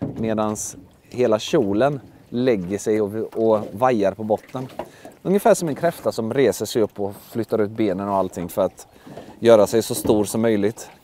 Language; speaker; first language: Swedish; early bilingual, other home language; Russian